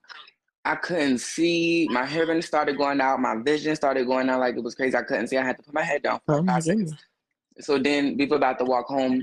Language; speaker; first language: English; native; English